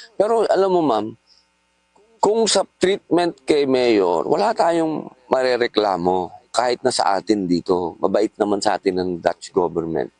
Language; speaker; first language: Filipino; native; Filipino